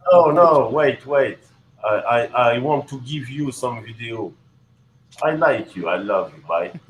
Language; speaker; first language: English; non-native, learner; French